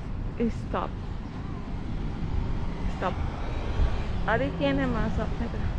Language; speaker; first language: Spanish; non-native, learner; Portuguese